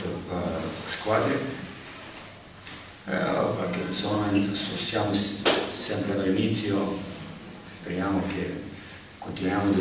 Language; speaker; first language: Italian; non-native, learner; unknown